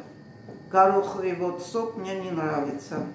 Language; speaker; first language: Russian; non-native, fluent; Armenian